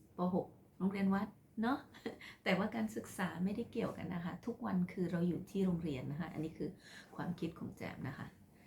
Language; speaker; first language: Thai; non-native, local second language; Khmer